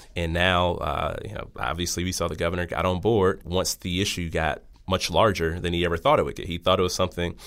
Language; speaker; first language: English; native; English